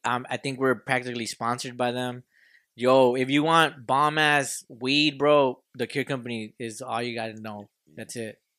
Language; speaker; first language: English; early bilingual, other home language; Spanish